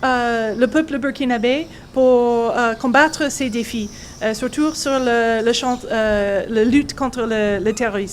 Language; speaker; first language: French; non-native, fluent; English